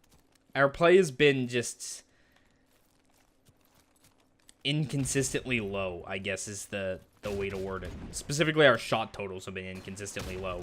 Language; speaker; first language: English; native; English